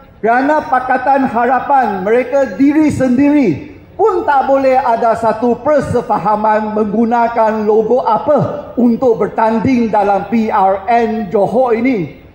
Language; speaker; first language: Malay; non-native, local second language; Chinese